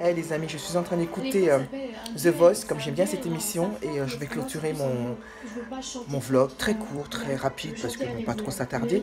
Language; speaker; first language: French; native; French